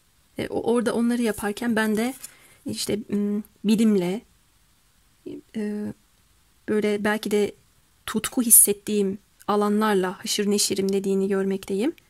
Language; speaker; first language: Turkish; native; Turkish